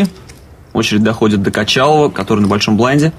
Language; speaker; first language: Russian; native; Russian